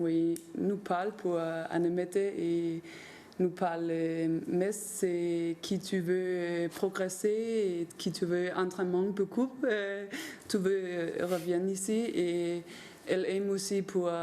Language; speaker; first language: French; non-native, learner; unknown